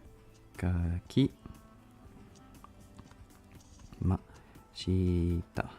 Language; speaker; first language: Japanese; non-native, learner; English